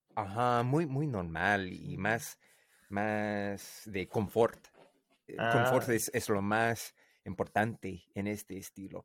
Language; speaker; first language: Spanish; non-native, learner; English